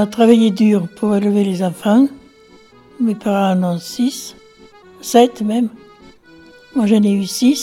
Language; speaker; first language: French; native; French